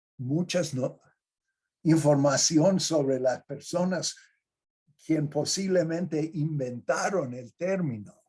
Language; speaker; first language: Spanish; non-native, fluent; English